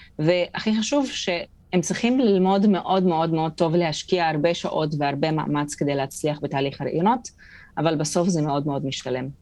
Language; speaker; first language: Hebrew; non-native, local second language; Arabic